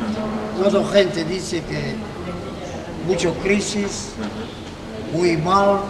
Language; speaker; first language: Spanish; non-native, learner; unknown